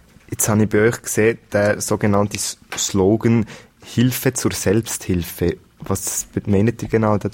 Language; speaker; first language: German; native; German